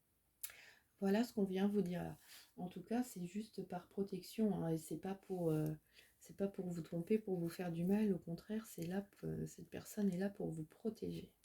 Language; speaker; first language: French; native; French